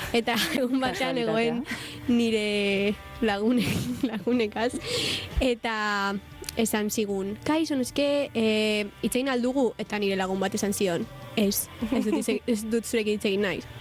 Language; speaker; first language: Basque; native; Basque